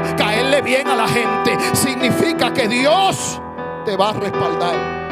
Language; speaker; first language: Spanish; native; Spanish